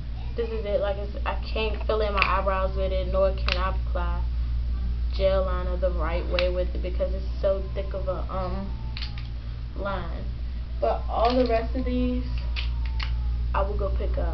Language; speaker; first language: English; native; English